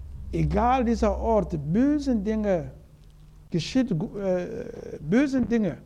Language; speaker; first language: German; non-native, learner; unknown